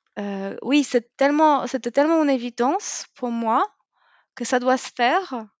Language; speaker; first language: French; non-native, fluent; Polish